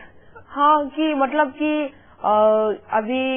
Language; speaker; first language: Hindi; non-native, local second language; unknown